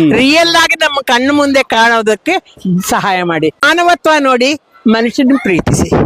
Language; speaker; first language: Kannada; non-native, fluent; Telugu